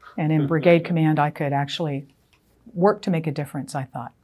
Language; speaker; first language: English; native; English